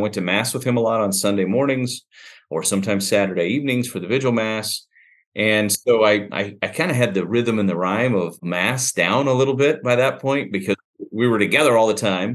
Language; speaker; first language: English; native; English